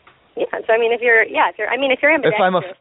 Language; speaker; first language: English; native; English